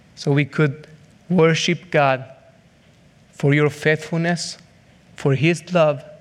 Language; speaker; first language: English; non-native, learner; Italian